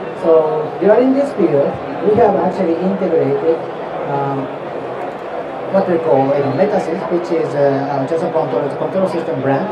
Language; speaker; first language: English; non-native, fluent; Japanese